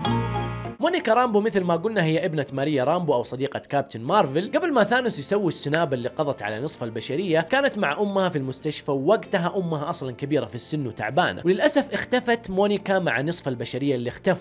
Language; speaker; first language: Arabic; native; Arabic